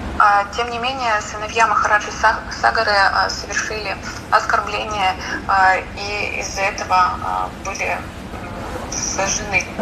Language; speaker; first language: Russian; native; Russian